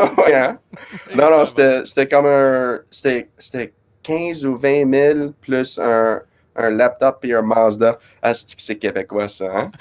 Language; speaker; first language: French; non-native, local second language; English